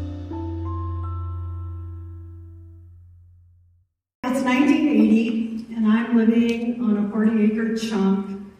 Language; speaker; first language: English; native; English